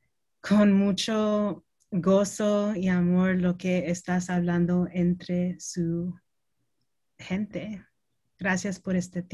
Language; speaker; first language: Spanish; early bilingual, heritage; Spanish